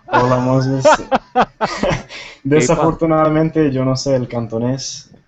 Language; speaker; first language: Spanish; non-native, fluent; Tamil